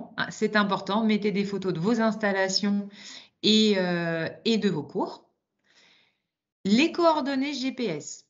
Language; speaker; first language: French; native; French